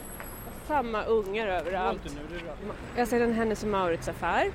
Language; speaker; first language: Swedish; native; Swedish